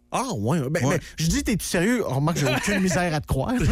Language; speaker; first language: French; native; French